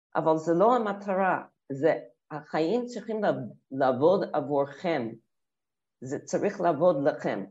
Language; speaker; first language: Hebrew; non-native, fluent; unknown